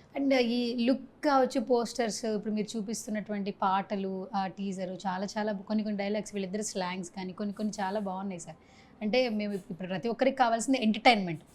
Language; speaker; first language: Telugu; native; Telugu